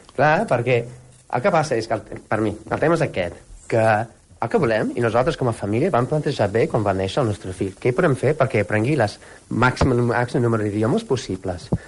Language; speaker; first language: Catalan; non-native, fluent; English